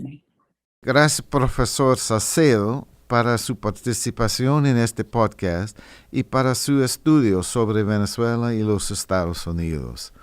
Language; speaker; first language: Spanish; non-native, fluent; English